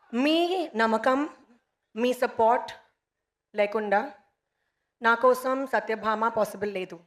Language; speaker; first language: Telugu; non-native, learner; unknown